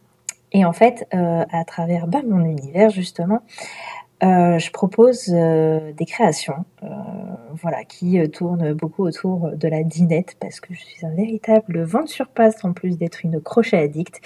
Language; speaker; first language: French; native; French